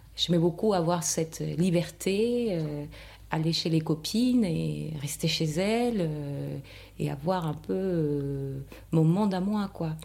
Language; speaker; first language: French; non-native, fluent; Spanish